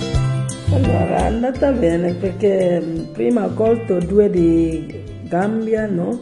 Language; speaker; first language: Italian; non-native, learner; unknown